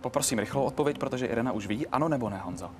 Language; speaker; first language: Czech; native; Czech